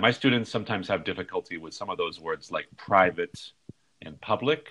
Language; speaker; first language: English; native; English